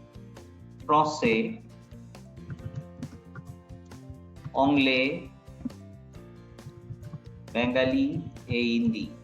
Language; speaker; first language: French; non-native, fluent; Bangla